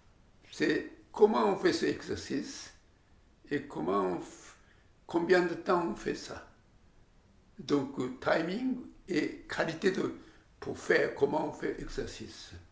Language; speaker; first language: French; non-native, learner; Japanese